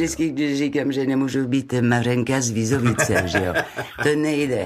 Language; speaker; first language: Czech; non-native, learner; French